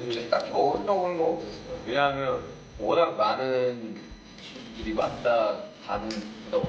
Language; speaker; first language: Korean; native; Korean